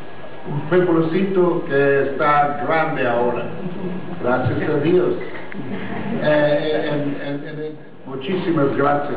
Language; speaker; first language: Spanish; non-native, learner; English